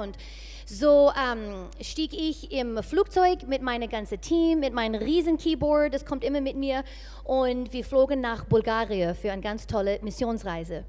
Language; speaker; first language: German; non-native, fluent; English